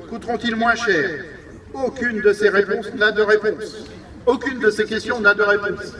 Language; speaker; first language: French; native; French